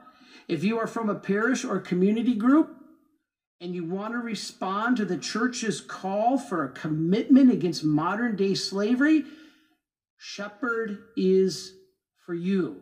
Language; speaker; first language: English; native; English